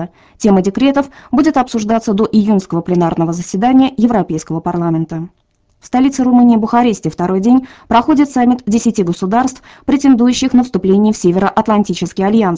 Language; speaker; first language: Russian; native; Russian